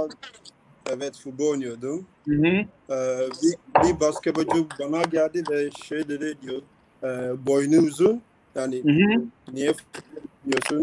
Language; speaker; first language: Turkish; non-native, learner; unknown